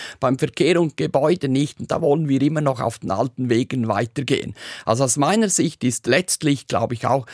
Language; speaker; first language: German; native; German